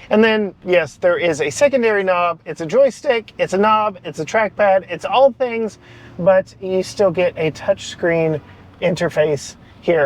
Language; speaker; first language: English; native; English